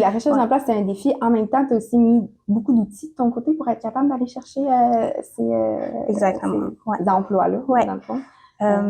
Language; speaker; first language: French; native; French